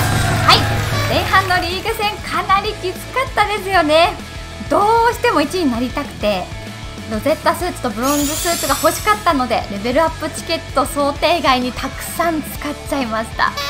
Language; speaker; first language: Japanese; native; Japanese